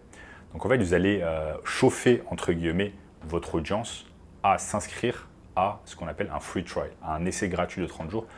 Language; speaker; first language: French; native; French